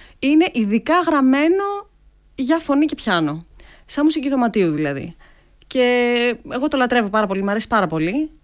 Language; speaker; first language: Greek; native; Greek